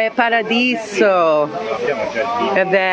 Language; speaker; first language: Italian; non-native, learner; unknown